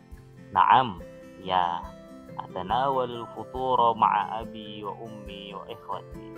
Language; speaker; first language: Arabic; non-native, fluent; Indonesian